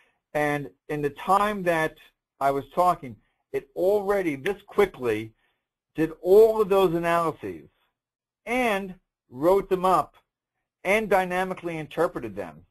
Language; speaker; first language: English; native; English